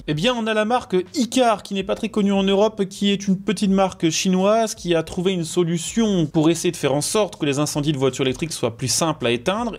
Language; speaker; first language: French; native; French